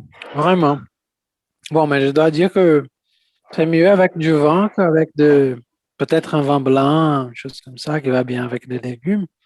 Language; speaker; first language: French; non-native, fluent; Portuguese